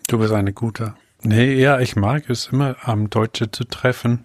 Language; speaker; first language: German; non-native, fluent; English